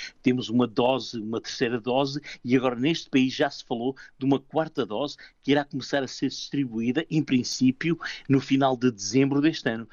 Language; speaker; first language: Portuguese; native; Portuguese